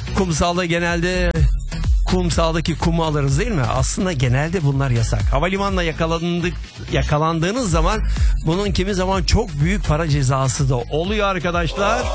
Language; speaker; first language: Turkish; native; Turkish